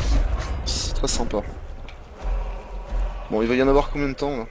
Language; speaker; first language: French; native; French